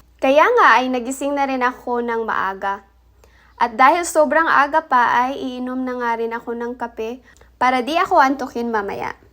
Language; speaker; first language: Filipino; non-native, local second language; Cebuano